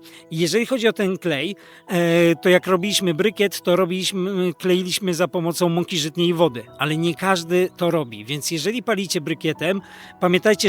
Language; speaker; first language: Polish; native; Polish